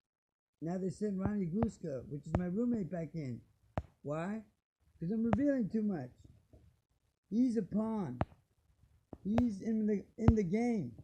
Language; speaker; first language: English; native; English